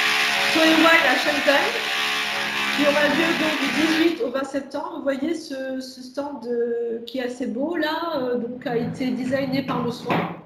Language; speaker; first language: French; native; French